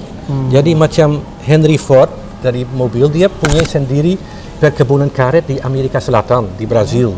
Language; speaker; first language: Indonesian; non-native, fluent; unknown